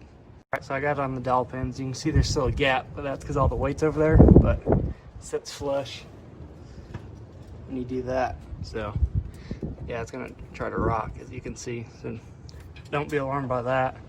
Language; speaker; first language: English; native; English